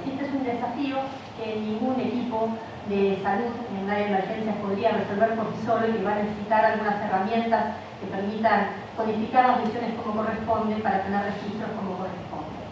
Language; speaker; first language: Spanish; native; Spanish